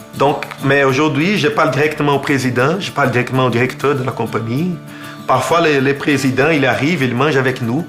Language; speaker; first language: French; non-native, fluent; Portuguese